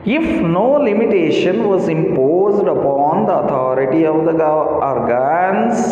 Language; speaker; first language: English; non-native, local second language; Kannada